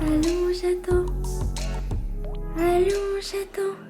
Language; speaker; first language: French; native; French